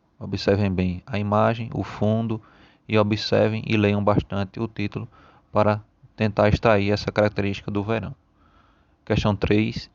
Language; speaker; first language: Portuguese; native; Portuguese